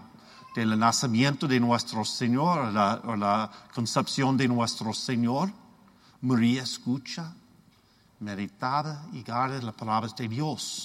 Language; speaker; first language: Spanish; non-native, learner; English